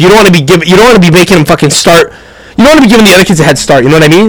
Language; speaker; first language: English; early bilingual, other home language; Italian